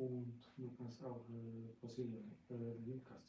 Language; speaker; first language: German; non-native, learner; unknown